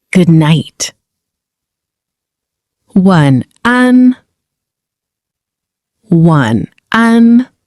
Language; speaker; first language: Chinese; non-native, learner; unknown